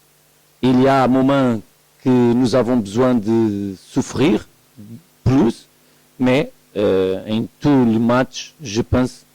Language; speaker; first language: French; non-native, learner; Portuguese